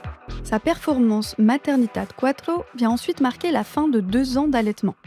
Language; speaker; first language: French; native; French